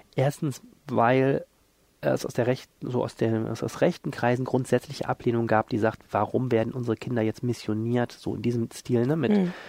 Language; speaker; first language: German; native; German